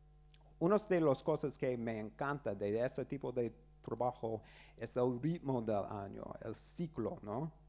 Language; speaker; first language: Spanish; non-native, learner; English